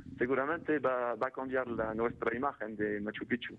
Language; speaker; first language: Spanish; non-native, fluent; French